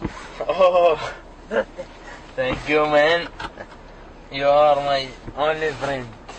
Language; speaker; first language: English; non-native, learner; Arabic